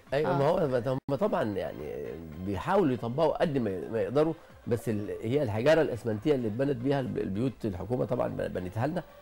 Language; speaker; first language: Egyptian Arabic; non-native, local second language; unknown